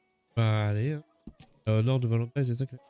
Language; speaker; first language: French; native; French